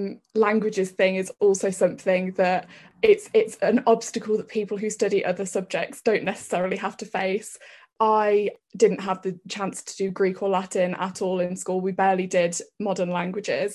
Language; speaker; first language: English; native; English